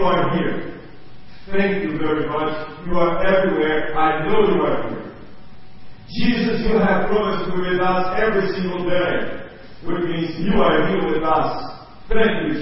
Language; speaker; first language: English; non-native, fluent; Portuguese